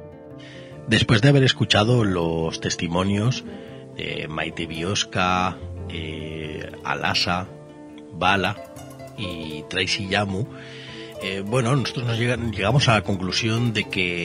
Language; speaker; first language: Spanish; native; Spanish